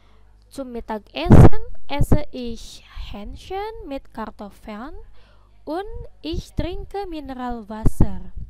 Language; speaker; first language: German; non-native, fluent; Indonesian